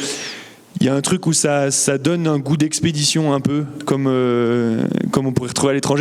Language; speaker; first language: French; native; French